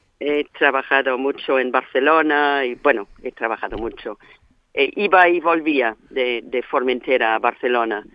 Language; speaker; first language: Spanish; non-native, fluent; English